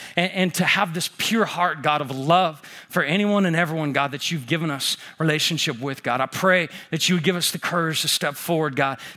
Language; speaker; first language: English; native; English